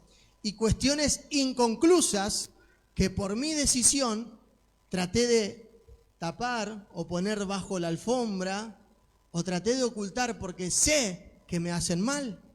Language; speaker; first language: Spanish; native; Spanish